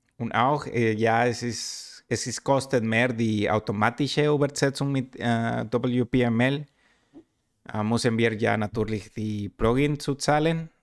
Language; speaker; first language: German; non-native, learner; Spanish